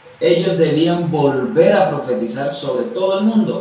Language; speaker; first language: Spanish; native; Spanish